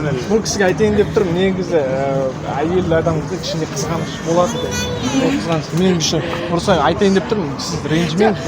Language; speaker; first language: Kazakh; native; Kazakh